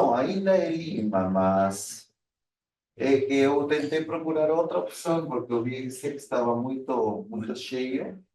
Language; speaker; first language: Portuguese; non-native, fluent; Spanish